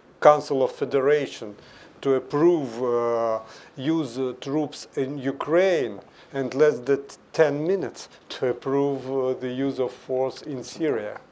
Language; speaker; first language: English; non-native, fluent; Russian